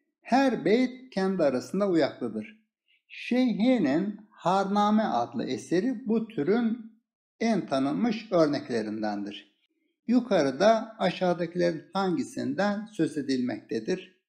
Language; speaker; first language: Turkish; native; Turkish